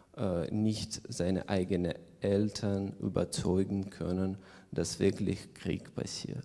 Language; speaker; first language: German; non-native, fluent; Russian